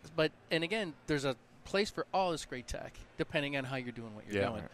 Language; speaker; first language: English; native; English